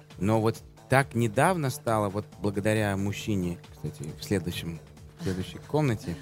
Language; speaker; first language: Russian; early bilingual, heritage; Russian